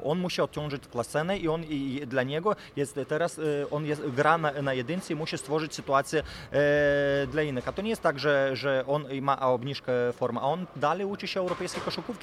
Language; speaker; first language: Polish; non-native, fluent; Lithuanian